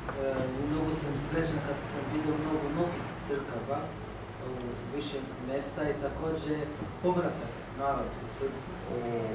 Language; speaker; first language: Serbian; non-native, learner; Arabic